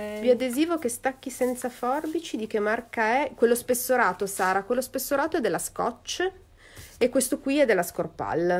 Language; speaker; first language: Italian; native; Italian